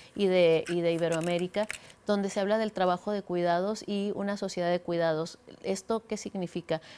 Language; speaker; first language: Spanish; native; Spanish